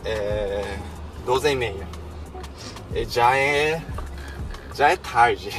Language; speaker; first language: Portuguese; non-native, learner; Japanese